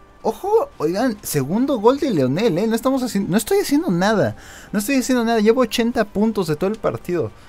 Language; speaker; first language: Spanish; native; Spanish